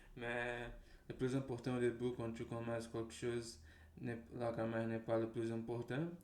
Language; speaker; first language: French; non-native, learner; Portuguese